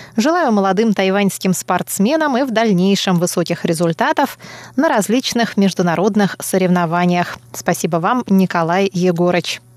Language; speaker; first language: Russian; non-native, fluent; Chinese